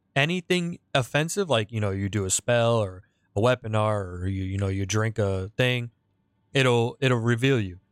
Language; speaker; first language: English; native; English